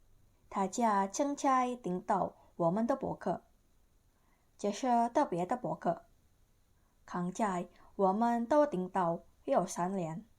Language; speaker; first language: Chinese; non-native, learner; Indonesian